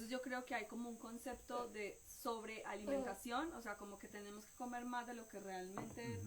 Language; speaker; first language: Spanish; native; Spanish